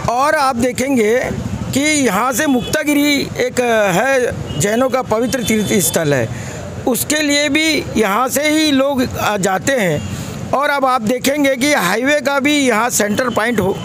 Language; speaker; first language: Hindi; native; Hindi